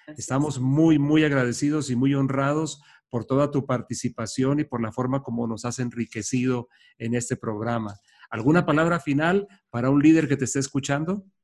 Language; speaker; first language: Spanish; native; Spanish